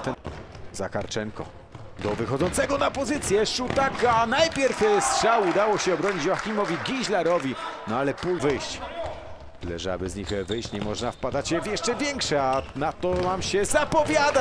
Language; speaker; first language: Polish; native; Polish